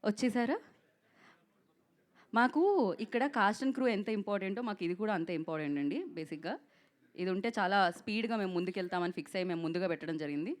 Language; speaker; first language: Telugu; native; Telugu